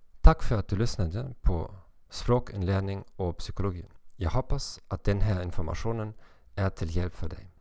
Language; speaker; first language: Swedish; non-native, learner; German